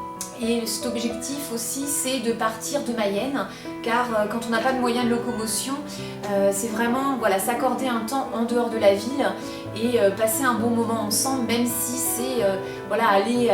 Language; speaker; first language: French; native; French